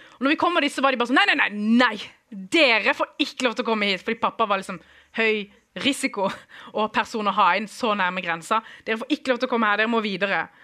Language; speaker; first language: Norwegian; early bilingual, other home language; Kurdish